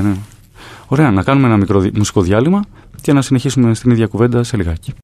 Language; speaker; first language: Greek; native; Greek